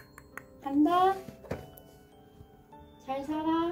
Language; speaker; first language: Korean; native; Korean